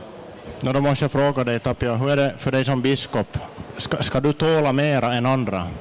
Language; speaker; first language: Swedish; native; Swedish